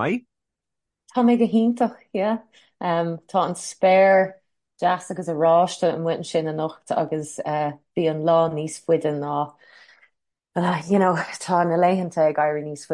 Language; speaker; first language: Irish; non-native, local second language; English